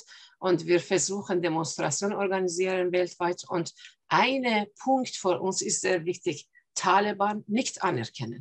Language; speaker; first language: German; non-native, fluent; Persian